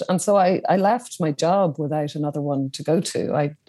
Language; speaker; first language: English; native; English